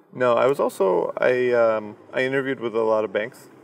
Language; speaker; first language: English; early bilingual, other home language; Russian